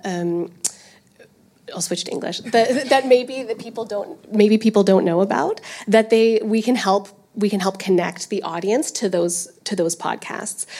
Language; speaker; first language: English; native; English